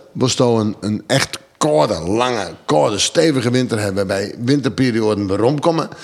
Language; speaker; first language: Dutch; non-native, local second language; Western Frisian